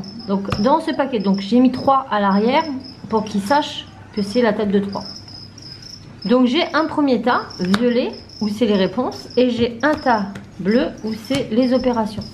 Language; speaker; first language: French; native; French